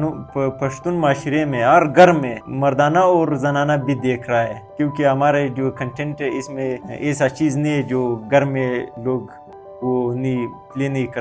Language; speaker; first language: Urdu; non-native, local second language; Pashto